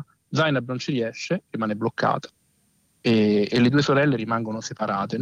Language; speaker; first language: Italian; native; Italian